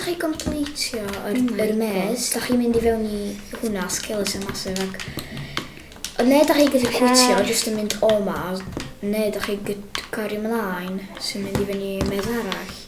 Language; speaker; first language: Welsh; native; Welsh